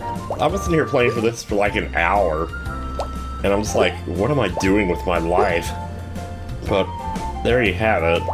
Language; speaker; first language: English; native; English